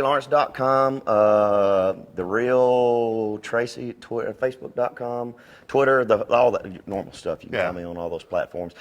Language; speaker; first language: English; native; English